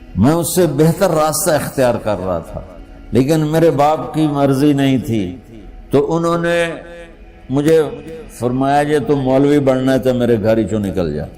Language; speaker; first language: Urdu; non-native, local second language; Punjabi